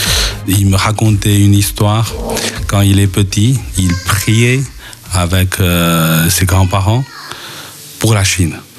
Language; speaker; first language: French; non-native, fluent; Chinese